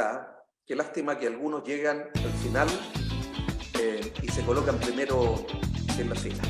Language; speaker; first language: Spanish; native; Spanish